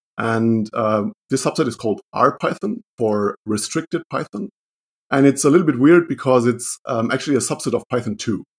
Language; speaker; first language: English; non-native, fluent; German